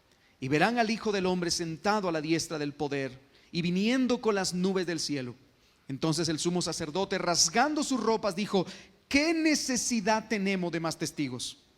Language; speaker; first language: Spanish; native; Spanish